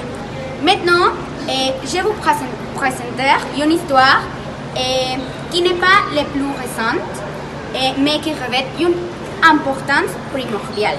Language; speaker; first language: French; non-native, learner; Spanish